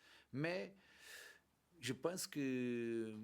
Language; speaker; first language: French; non-native, learner; Portuguese